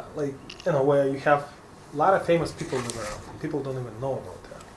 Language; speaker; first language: English; non-native, fluent; Lithuanian